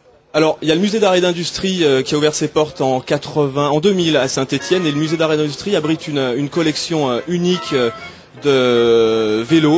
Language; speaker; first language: French; native; French